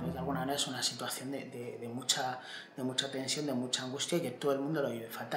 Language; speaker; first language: Spanish; native; Spanish